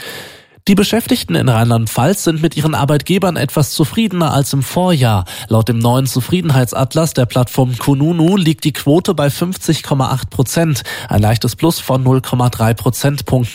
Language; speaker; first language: German; native; German